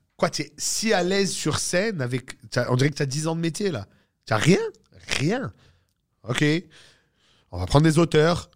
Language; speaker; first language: French; native; French